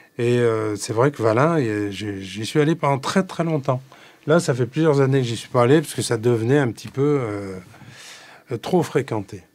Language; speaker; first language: French; native; French